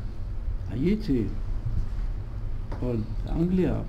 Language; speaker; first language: Hebrew; non-native, fluent; English